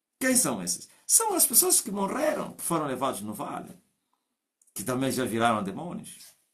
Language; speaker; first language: Portuguese; non-native, local second language; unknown